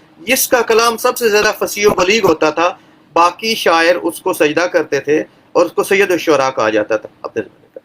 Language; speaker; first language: Urdu; non-native, local second language; Punjabi